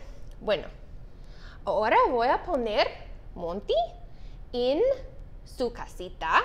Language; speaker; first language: Spanish; non-native, fluent; English